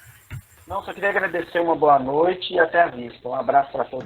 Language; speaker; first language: Portuguese; native; Portuguese